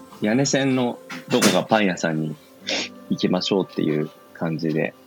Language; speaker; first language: Japanese; native; Japanese